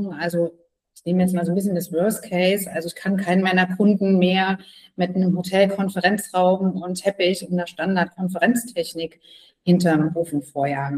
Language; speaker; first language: German; native; German